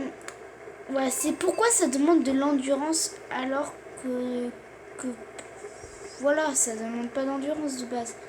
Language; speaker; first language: French; native; French